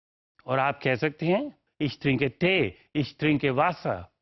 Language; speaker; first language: German; non-native, fluent; Urdu